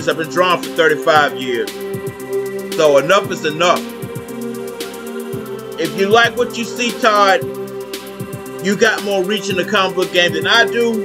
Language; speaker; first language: English; native; English